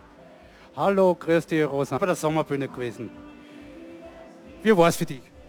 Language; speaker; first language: German; native; German